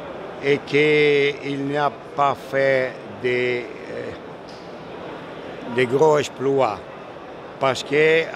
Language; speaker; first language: French; non-native, learner; Italian